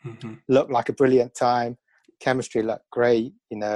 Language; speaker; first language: English; native; English